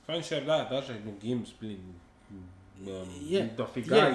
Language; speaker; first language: Russian; non-native, learner; English